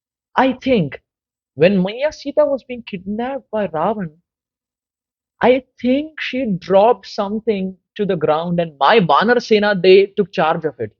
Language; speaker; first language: English; non-native, local second language; Hindi